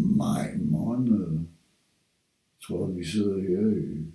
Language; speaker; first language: Danish; non-native, fluent; English